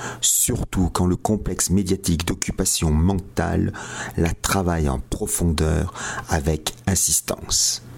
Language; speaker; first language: French; native; French